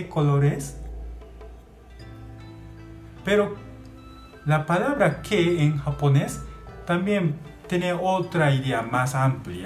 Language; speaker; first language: Spanish; non-native, learner; Japanese